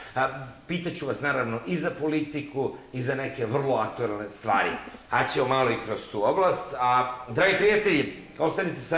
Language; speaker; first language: Serbian; native; Serbian